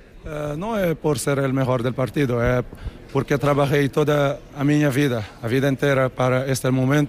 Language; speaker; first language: Portuguese; non-native, local second language; Kabuverdianu